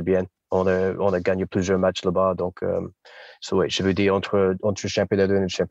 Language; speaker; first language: French; non-native, fluent; English